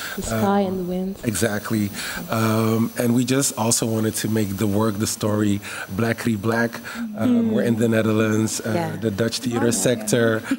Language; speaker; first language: English; early bilingual, other home language; Dutch